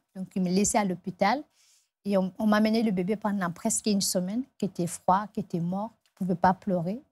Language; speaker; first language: French; non-native, local second language; Fula